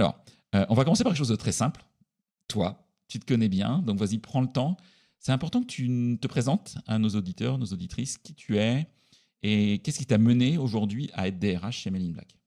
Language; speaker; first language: French; native; French